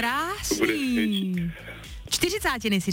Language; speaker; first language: Czech; native; Czech